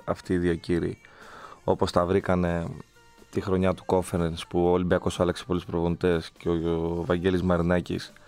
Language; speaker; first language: Greek; native; Greek